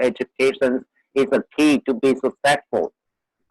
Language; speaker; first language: English; non-native, fluent; Vietnamese